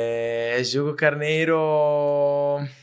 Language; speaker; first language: Portuguese; non-native, fluent; Italian